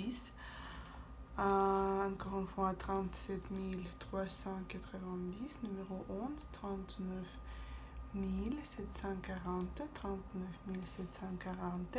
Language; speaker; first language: French; non-native, fluent; Russian